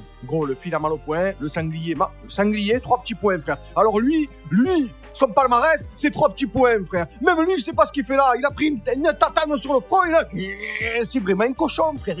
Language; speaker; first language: French; native; French